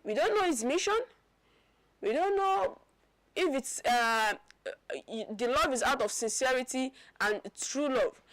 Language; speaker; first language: English; non-native, local second language; Yoruba